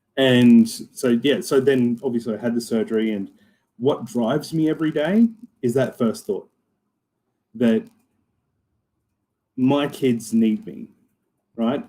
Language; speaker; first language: English; native; English